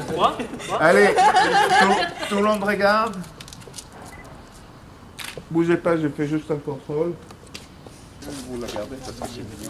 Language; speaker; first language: French; native; French